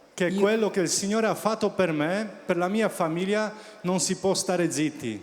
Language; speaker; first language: Italian; non-native, fluent; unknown